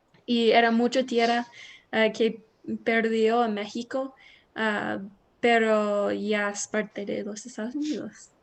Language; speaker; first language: Spanish; non-native, learner; English